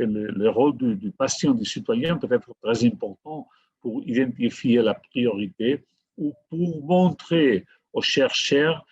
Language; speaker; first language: French; non-native, fluent; Catalan